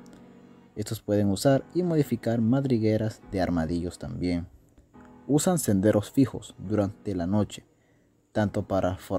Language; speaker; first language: Spanish; native; Spanish